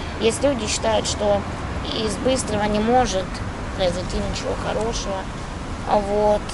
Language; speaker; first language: Russian; native; Russian